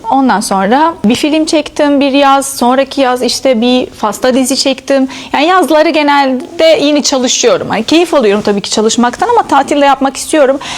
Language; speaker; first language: Turkish; non-native, fluent; Arabic